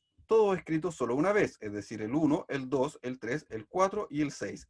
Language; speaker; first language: Spanish; native; Spanish